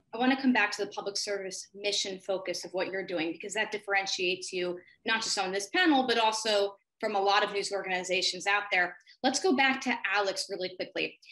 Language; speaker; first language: English; native; English